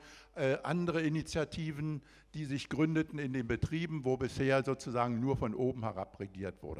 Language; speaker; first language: German; native; German